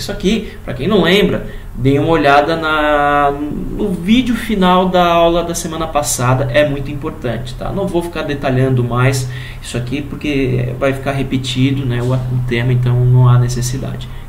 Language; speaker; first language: Portuguese; native; Portuguese